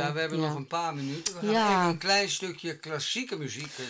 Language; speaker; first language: Dutch; native; Dutch